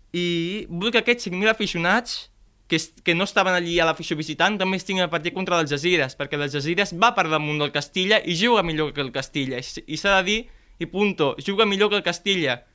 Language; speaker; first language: Catalan; native; Catalan